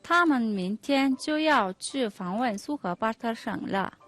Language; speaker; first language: Chinese; non-native, fluent; Mongolian